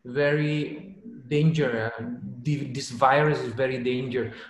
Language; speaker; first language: English; non-native, learner; Indonesian